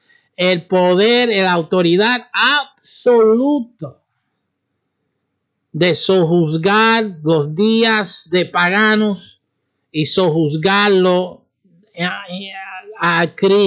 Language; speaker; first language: Spanish; early bilingual, heritage; Spanish